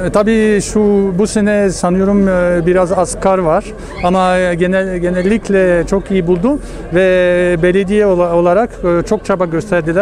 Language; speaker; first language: Turkish; non-native, fluent; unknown